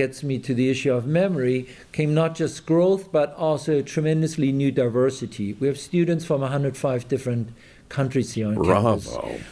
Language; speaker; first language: English; non-native, fluent; German